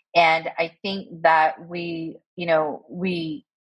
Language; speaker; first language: English; early bilingual, other home language; Korean